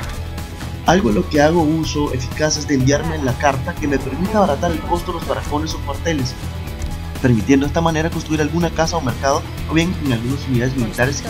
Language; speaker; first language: Spanish; native; Spanish